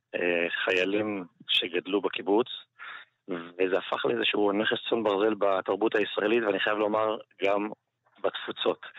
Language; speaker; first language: Hebrew; non-native, fluent; French